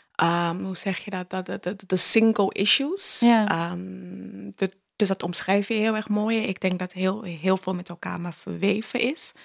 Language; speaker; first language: Dutch; early bilingual, other home language; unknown